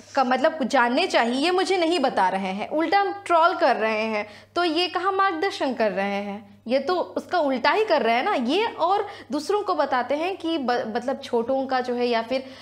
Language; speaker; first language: Hindi; non-native, local second language; Sadri